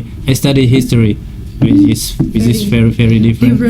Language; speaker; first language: English; non-native, fluent; Indonesian